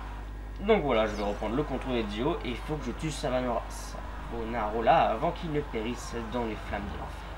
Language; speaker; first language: French; native; French